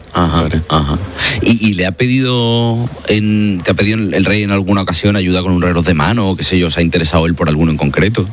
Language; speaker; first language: Spanish; native; Spanish